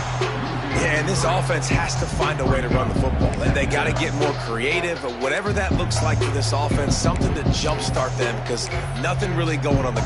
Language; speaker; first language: English; native; English